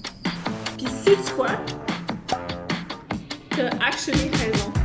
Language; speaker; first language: French; native; French